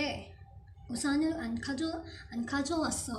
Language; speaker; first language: Korean; non-native, fluent; Filipino